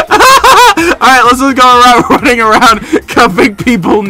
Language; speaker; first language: English; native; English